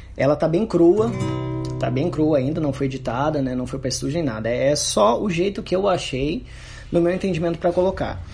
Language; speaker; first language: Portuguese; native; Portuguese